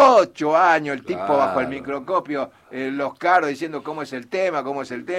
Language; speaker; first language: Spanish; native; Spanish